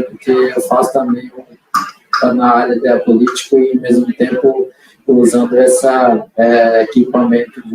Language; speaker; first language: Portuguese; non-native, local second language; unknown